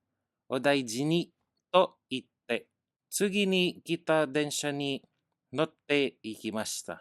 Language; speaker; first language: Japanese; non-native, learner; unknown